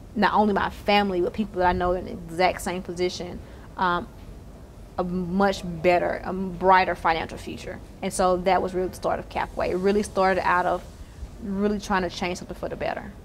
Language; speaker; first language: English; native; English